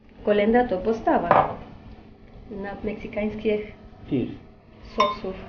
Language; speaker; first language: Polish; non-native, fluent; Spanish